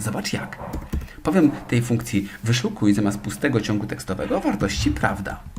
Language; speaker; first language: Polish; native; Polish